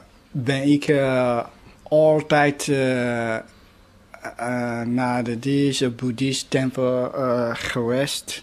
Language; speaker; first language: Dutch; non-native, learner; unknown